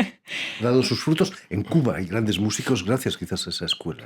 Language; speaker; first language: Spanish; native; Spanish